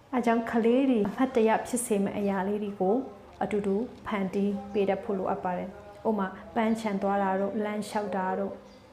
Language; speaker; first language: Burmese; non-native, local second language; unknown